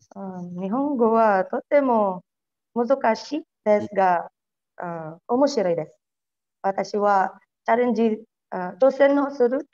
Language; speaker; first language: Japanese; non-native, learner; Filipino